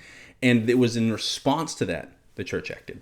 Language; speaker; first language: English; native; English